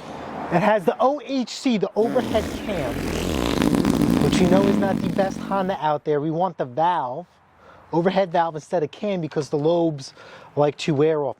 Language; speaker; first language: English; native; English